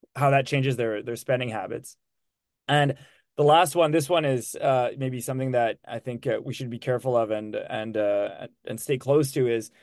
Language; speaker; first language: English; non-native, fluent; French